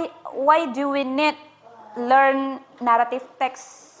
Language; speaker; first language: English; non-native, fluent; Indonesian